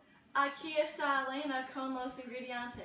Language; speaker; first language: Spanish; non-native, learner; English